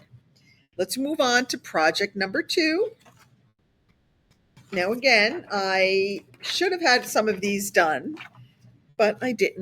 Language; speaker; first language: English; native; English